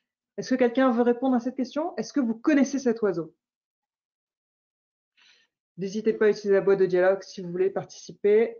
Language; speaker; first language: French; native; French